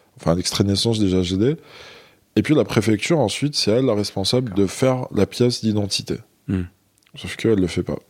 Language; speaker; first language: French; non-native, local second language; Arabic